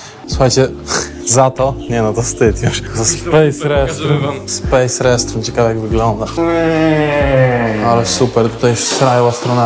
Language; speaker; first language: Polish; native; Polish